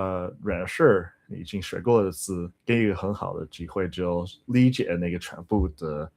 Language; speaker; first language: Chinese; non-native, learner; English